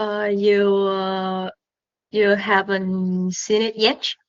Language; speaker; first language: English; non-native, learner; Vietnamese